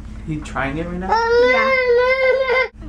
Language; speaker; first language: English; native; English